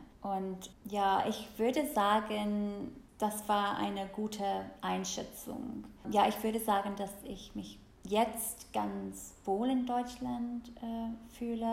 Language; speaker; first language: German; non-native, fluent; English